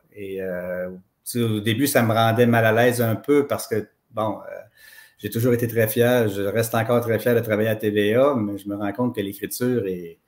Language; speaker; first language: French; native; French